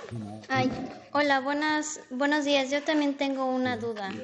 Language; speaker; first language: Spanish; native; Spanish